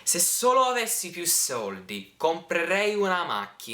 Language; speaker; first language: Italian; non-native, fluent; English